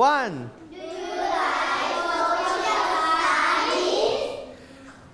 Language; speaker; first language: English; non-native, learner; Thai